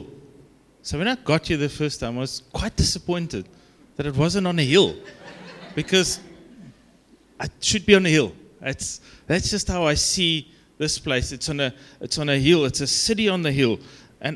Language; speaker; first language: English; non-native, local second language; Afrikaans